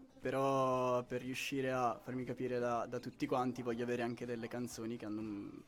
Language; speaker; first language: Italian; early bilingual, other home language; English